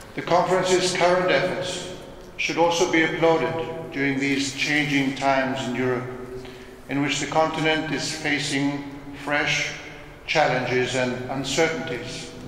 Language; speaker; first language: English; non-native, fluent; Spanish